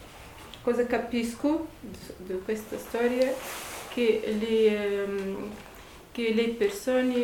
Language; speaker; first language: Italian; non-native, learner; Arabic